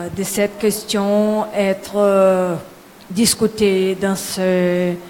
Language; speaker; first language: French; non-native, learner; Portuguese